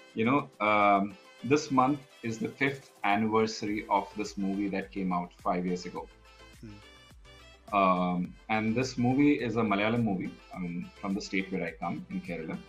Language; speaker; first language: English; non-native, local second language; Malayalam